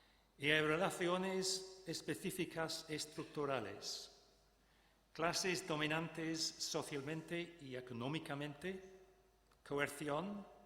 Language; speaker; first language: Spanish; non-native, fluent; English